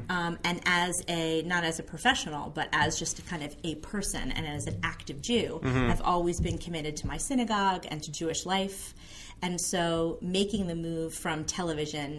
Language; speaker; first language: English; native; English